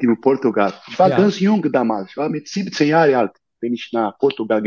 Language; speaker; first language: German; non-native, learner; Portuguese